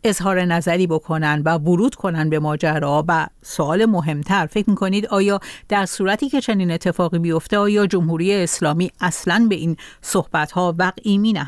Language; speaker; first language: Persian; native; Persian